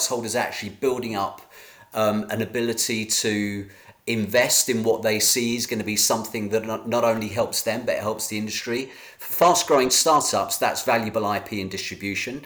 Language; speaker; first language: English; native; English